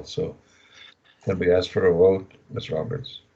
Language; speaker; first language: English; native; English